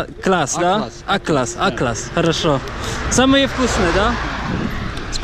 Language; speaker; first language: Russian; non-native, learner; Polish